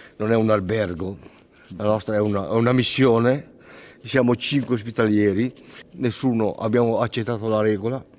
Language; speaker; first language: Italian; native; Italian